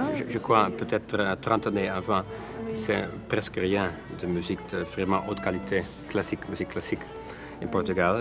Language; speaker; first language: French; non-native, learner; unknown